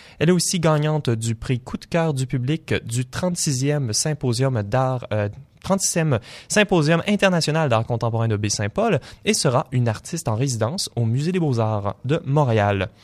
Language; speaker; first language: French; native; French